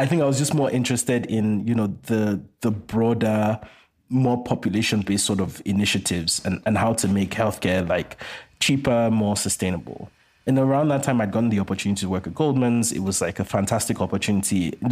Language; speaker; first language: English; non-native, local second language; Yoruba